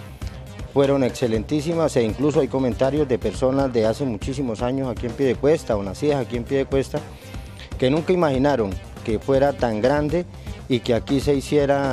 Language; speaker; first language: Spanish; native; Spanish